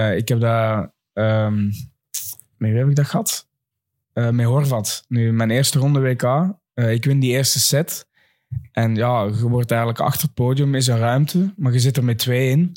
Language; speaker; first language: Dutch; native; Dutch